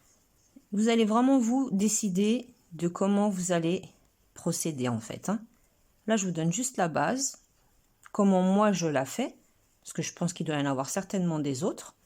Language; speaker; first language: French; native; French